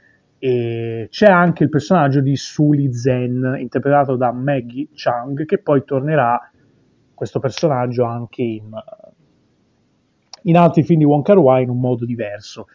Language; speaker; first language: Italian; native; Italian